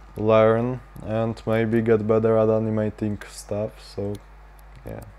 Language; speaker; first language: English; non-native, fluent; Polish